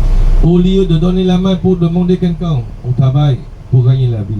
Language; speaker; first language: French; non-native, fluent; Vietnamese